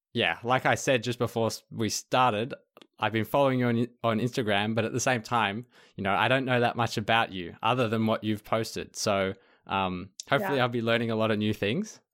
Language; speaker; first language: English; native; English